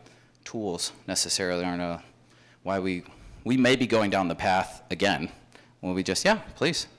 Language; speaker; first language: English; native; English